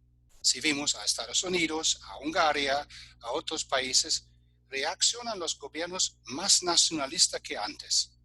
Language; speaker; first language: Spanish; non-native, fluent; German